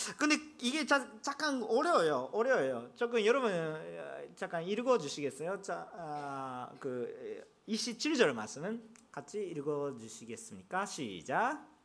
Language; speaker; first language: Korean; non-native, fluent; Japanese